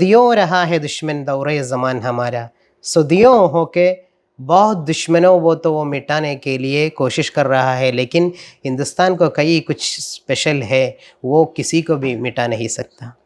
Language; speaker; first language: Hindi; non-native, local second language; Malayalam